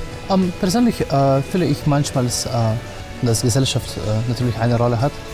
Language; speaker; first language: German; non-native, learner; Lithuanian